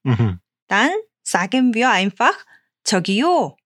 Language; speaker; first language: German; non-native, fluent; Korean